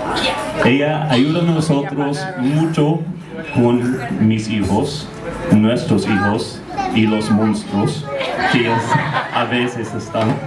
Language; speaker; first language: Spanish; non-native, learner; English